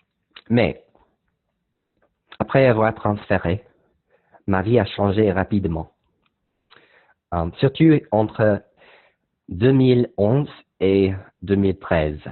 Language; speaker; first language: French; non-native, learner; English